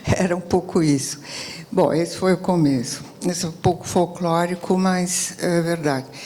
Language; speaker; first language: Portuguese; early bilingual, other home language; Italian